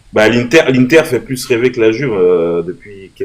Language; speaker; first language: French; native; French